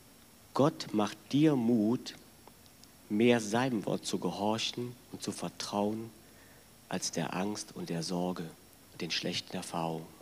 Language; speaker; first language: German; native; German